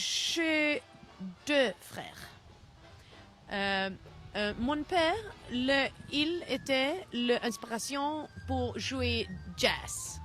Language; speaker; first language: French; non-native, learner; Swedish